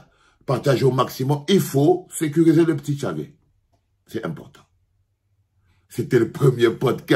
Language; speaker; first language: French; native; French